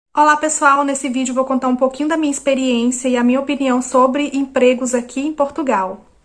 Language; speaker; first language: Portuguese; native; Portuguese